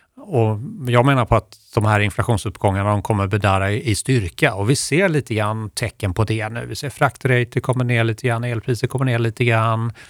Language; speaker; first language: Swedish; native; Swedish